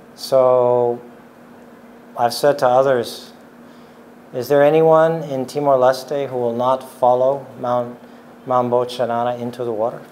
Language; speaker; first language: English; native; English